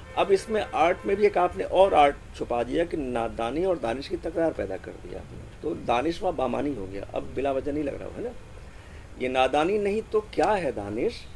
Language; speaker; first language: Hindi; native; Hindi